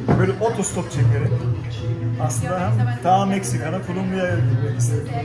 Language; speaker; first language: Turkish; early bilingual, heritage; German